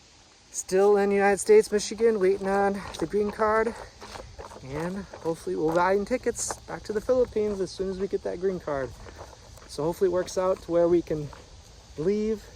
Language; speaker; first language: English; native; English